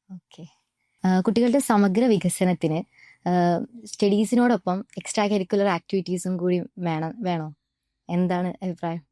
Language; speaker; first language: Malayalam; native; Malayalam